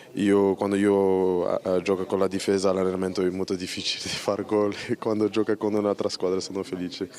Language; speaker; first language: Italian; non-native, learner; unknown